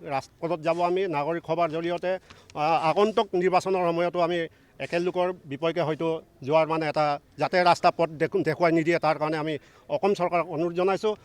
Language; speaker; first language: Assamese; non-native, local second language; Mising